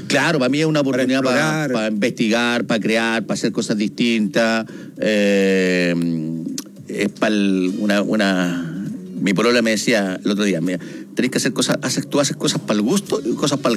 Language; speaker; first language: Spanish; native; Spanish